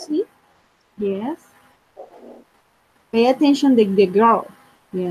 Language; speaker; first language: English; non-native, fluent; Spanish